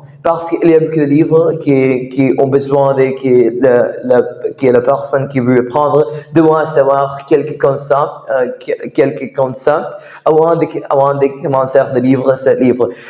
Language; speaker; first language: French; non-native, learner; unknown